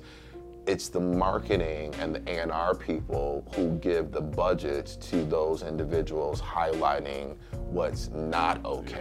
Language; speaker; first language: English; native; English